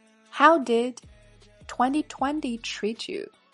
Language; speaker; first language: English; non-native, fluent; Chinese